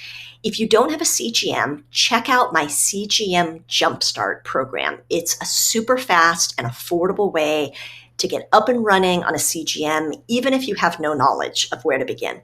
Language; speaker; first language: English; native; English